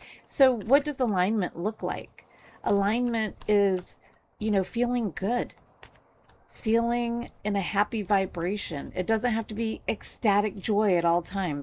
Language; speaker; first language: English; native; English